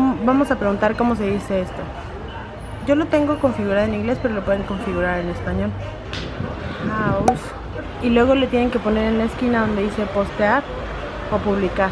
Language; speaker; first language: Spanish; native; Spanish